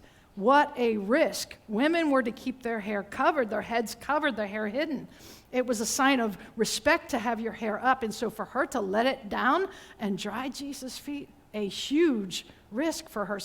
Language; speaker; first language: English; native; English